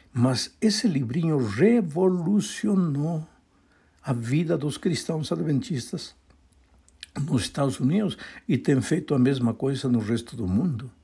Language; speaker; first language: Portuguese; non-native, fluent; Spanish